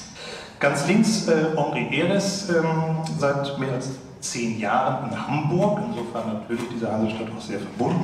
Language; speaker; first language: German; native; German